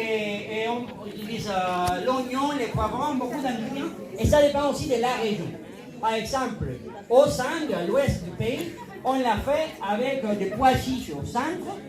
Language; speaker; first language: French; non-native, fluent; Spanish